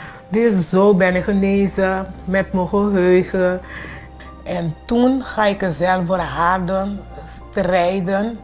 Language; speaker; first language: Dutch; non-native, local second language; Papiamento